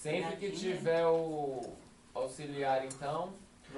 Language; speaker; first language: Portuguese; native; Portuguese